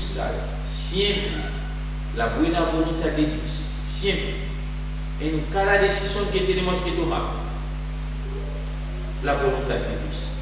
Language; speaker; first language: Spanish; non-native, fluent; French